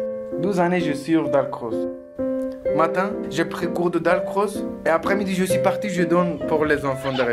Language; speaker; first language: French; non-native, learner; Kurdish